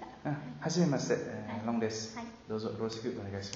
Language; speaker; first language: Japanese; non-native, learner; Vietnamese